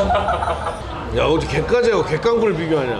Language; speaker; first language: Korean; native; Korean